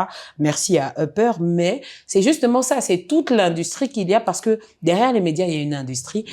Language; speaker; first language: French; native; French